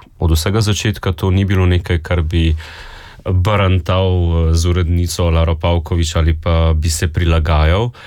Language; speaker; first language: Slovenian; native; Slovenian